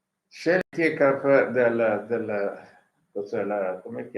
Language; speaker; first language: Italian; non-native, learner; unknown